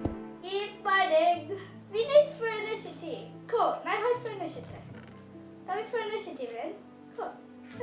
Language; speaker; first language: Welsh; native; Welsh